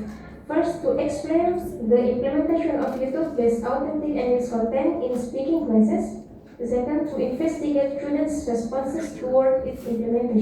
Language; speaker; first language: English; non-native, fluent; Indonesian